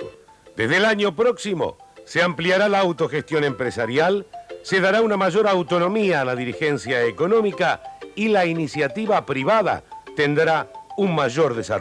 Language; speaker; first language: Spanish; native; Spanish